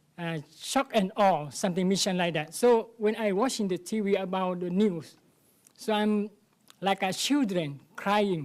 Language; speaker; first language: English; non-native, learner; Thai